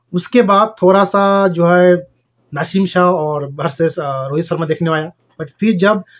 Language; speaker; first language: Hindi; non-native, local second language; Bangla